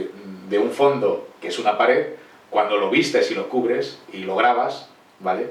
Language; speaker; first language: Spanish; native; Spanish